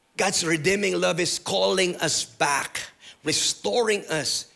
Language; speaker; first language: English; non-native, local second language; Filipino